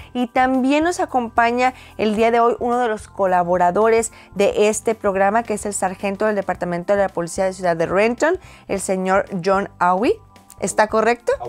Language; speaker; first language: Spanish; native; Spanish